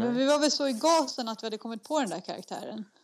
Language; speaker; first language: Swedish; native; Swedish